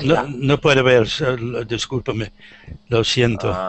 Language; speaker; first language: Spanish; non-native, learner; English